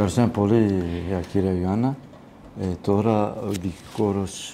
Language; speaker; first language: Greek; non-native, learner; Kurdish